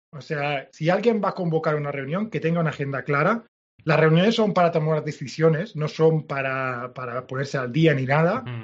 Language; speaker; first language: Spanish; native; Spanish